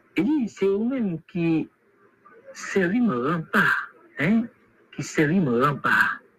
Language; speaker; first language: French; non-native, local second language; Haitian Creole